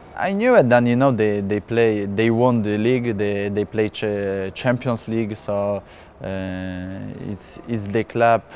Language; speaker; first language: English; non-native, fluent; Polish